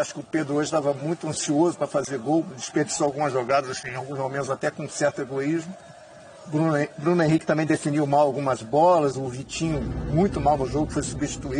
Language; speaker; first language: Portuguese; native; Portuguese